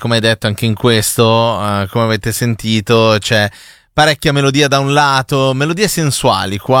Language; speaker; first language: Italian; native; Italian